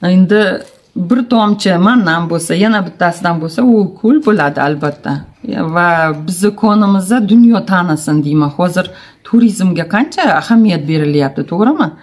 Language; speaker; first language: Uzbek; non-native, local second language; Tatar